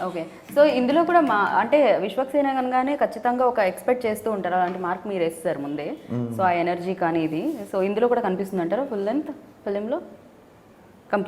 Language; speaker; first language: Telugu; native; Telugu